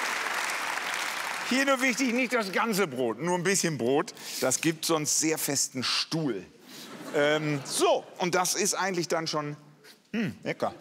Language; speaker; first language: German; native; German